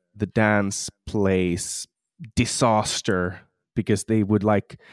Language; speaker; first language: English; non-native, fluent; Swedish